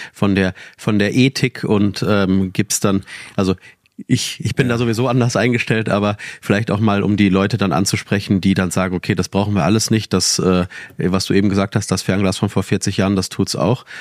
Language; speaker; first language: German; native; German